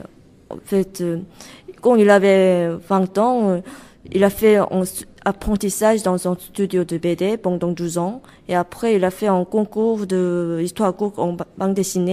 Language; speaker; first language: French; non-native, learner; Korean